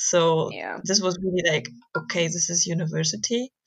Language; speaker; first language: English; non-native, fluent; German